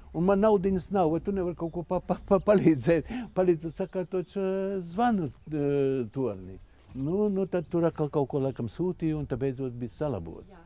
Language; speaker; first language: Latvian; early bilingual, heritage; Latvian